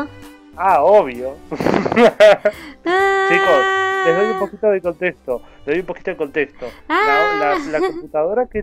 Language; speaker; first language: Spanish; native; Spanish